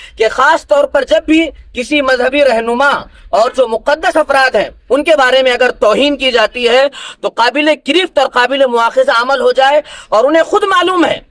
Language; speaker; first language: Urdu; native; Urdu